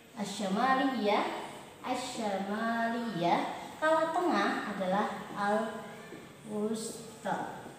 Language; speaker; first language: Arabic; non-native, fluent; Indonesian